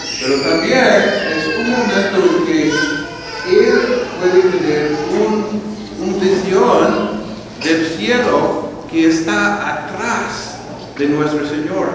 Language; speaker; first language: Spanish; non-native, fluent; English